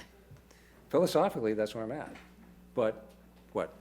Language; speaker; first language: English; native; English